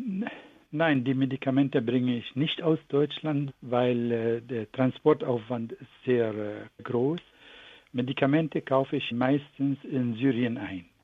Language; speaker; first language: German; non-native, fluent; Arabic